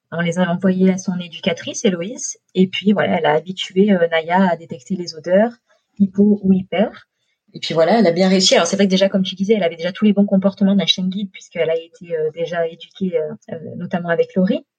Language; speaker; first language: French; native; French